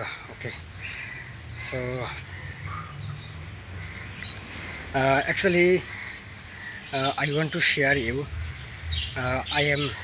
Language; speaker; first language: English; non-native, learner; Bangla